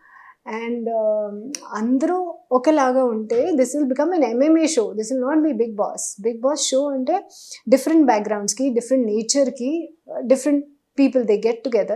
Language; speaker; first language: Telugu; non-native, fluent; Hindi